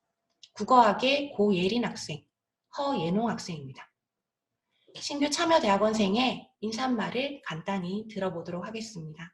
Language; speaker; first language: Korean; native; Korean